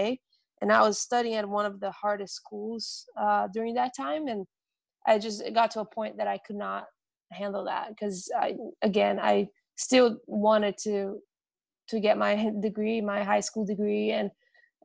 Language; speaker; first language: English; non-native, fluent; Portuguese